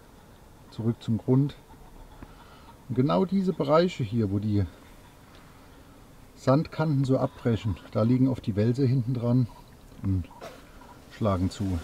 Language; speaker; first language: German; native; German